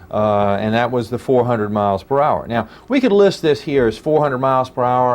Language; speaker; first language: English; native; English